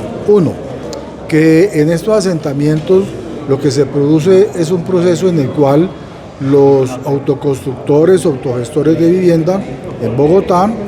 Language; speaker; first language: Spanish; native; Spanish